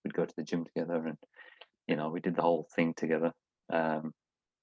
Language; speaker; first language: English; native; English